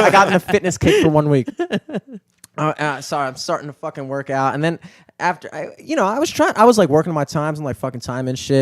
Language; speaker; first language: English; native; English